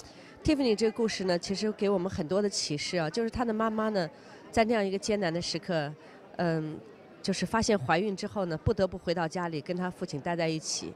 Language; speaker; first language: Chinese; native; Chinese